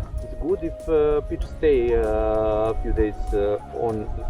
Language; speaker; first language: English; non-native, learner; Serbian